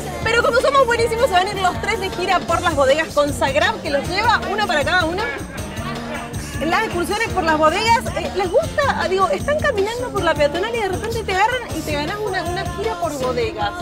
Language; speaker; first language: Spanish; native; Spanish